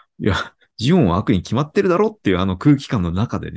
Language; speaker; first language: Japanese; native; Japanese